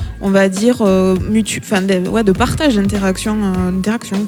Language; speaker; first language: French; native; French